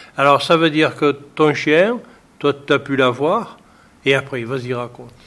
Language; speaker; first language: French; native; French